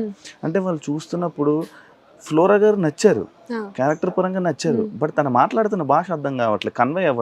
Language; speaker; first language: Telugu; native; Telugu